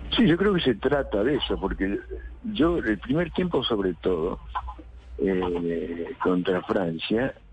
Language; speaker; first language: Spanish; native; Spanish